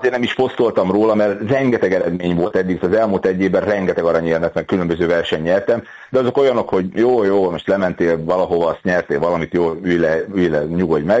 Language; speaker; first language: Hungarian; native; Hungarian